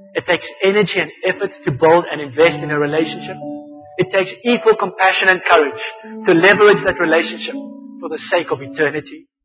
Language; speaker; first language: English; non-native, local second language; Afrikaans